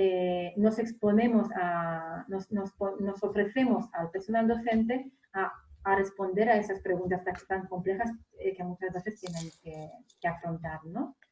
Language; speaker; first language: Spanish; non-native, fluent; Polish